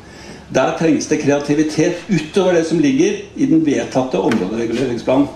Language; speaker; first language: Norwegian; native; Norwegian